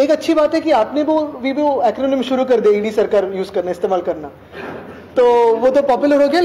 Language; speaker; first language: Hindi; non-native, local second language; Marathi